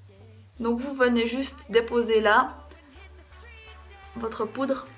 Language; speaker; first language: French; native; French